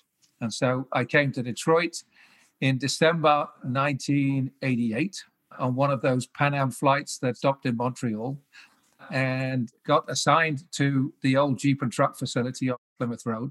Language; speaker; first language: English; native; English